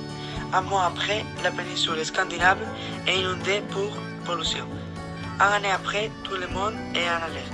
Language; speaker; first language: French; non-native, learner; Spanish